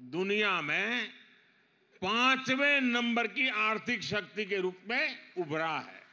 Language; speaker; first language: Hindi; non-native, local second language; Gujarati